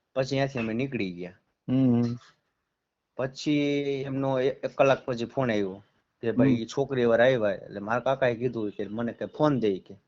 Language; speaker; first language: Gujarati; native; Gujarati